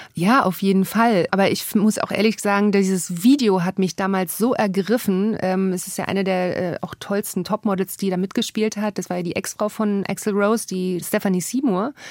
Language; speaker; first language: German; native; German